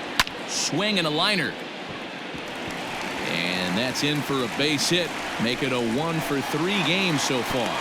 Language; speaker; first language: English; native; English